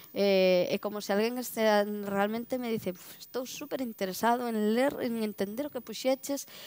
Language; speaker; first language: Galician; native; Galician